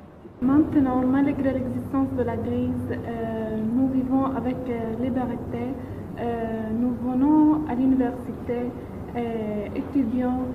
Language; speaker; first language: French; non-native, learner; Arabic